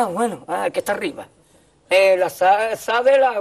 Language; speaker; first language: Spanish; native; Spanish